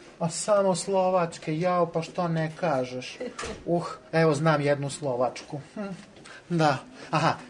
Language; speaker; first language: Serbian; native; Serbian